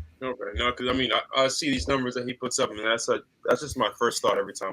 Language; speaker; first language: English; native; English